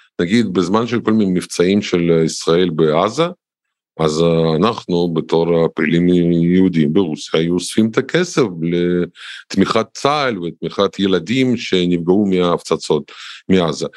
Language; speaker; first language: Hebrew; non-native, fluent; Russian